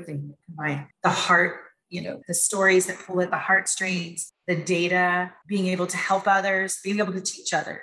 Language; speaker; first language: English; native; English